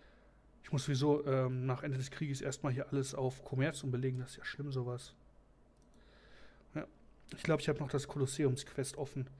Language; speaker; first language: German; native; German